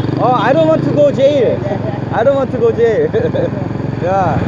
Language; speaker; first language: English; non-native, learner; Korean